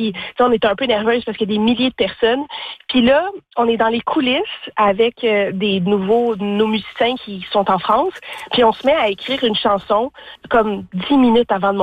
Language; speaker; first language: French; native; French